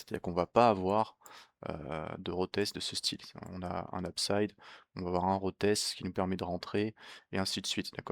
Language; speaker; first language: French; native; French